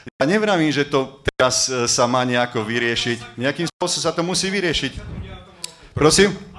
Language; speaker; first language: Slovak; native; Slovak